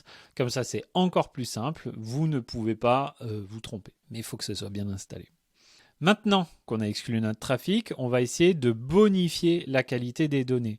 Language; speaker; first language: French; native; French